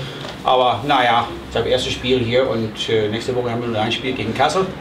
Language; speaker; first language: German; non-native, fluent; English